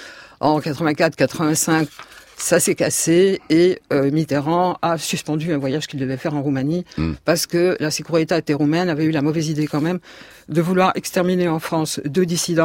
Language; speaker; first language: French; native; French